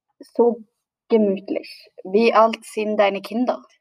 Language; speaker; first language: German; non-native, learner; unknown